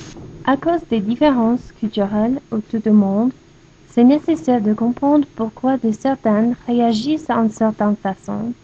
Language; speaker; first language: French; non-native, learner; English